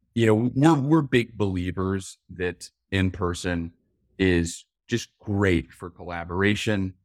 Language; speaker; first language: English; native; English